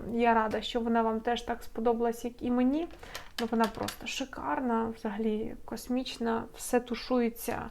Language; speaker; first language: Ukrainian; non-native, local second language; Russian